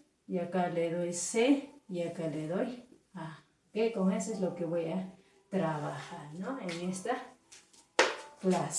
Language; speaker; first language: Spanish; native; Spanish